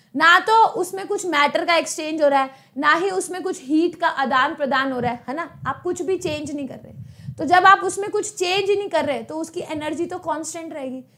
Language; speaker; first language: Hindi; native; Hindi